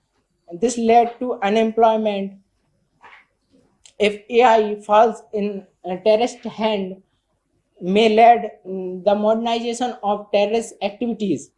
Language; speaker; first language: English; non-native, learner; Hindi